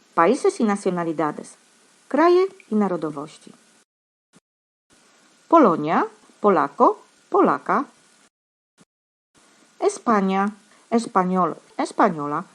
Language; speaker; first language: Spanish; non-native, fluent; Polish